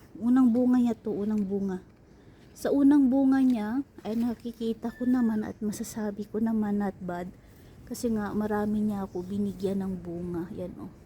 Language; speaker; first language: Filipino; non-native, local second language; Chavacano